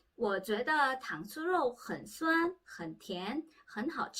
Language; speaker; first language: Chinese; non-native, fluent; Korean